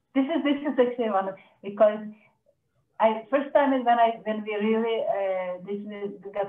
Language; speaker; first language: English; non-native, fluent; Czech